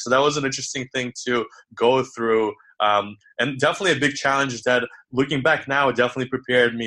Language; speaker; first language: English; early bilingual, other home language; Ukrainian